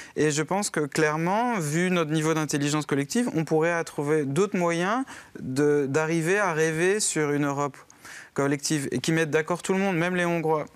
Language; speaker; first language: French; native; French